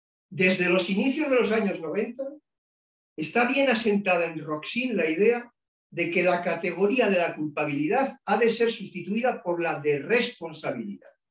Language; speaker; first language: Spanish; native; Spanish